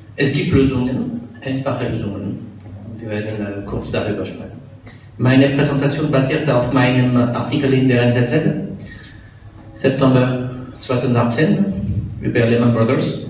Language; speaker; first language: German; non-native, fluent; French